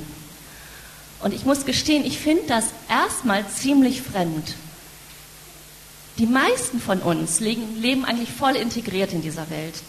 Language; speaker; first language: German; native; German